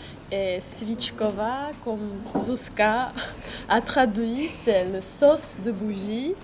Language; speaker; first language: French; non-native, fluent; Czech